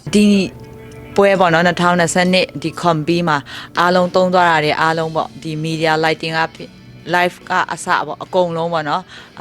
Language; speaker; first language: Burmese; non-native, local second language; Tedim Chin